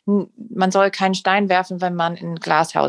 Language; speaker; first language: German; non-native, fluent; English